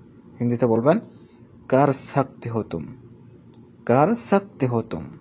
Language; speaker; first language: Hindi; non-native, fluent; Bangla